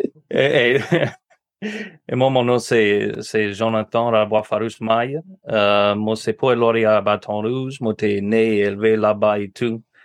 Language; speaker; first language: French; non-native, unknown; English